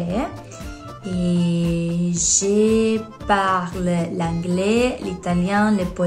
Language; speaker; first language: French; non-native, learner; Polish